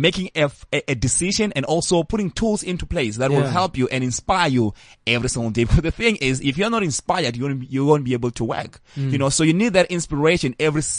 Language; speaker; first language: English; non-native, local second language; Northern Sotho